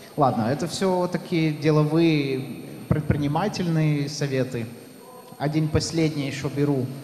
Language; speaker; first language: Russian; non-native, fluent; Dutch